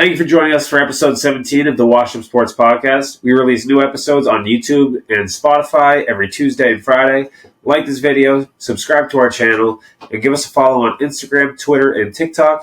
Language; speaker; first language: English; native; English